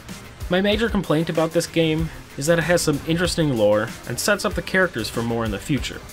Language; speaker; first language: English; native; English